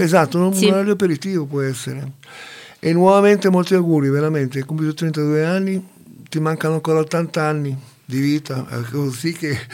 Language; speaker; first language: Italian; non-native, learner; Spanish